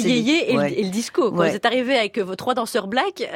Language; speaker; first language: French; native; French